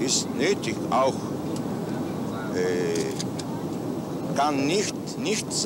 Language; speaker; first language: German; non-native, learner; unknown